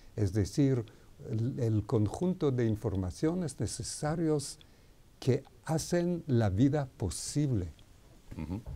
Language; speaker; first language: Spanish; non-native, fluent; Hebrew